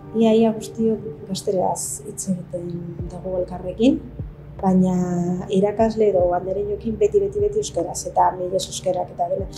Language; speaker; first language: Basque; non-native, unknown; Spanish